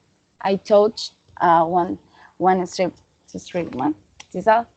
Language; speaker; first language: English; non-native, learner; Spanish